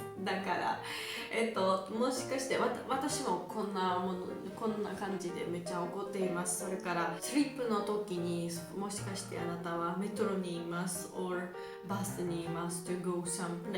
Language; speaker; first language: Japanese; non-native, learner; Georgian